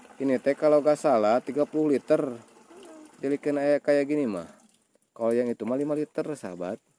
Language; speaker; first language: Indonesian; non-native, local second language; Sundanese